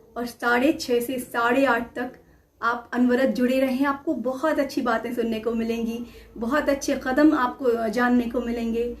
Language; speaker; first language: Hindi; native; Hindi